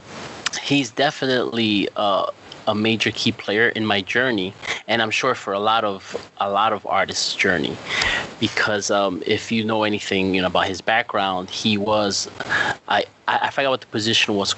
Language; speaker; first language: English; native; English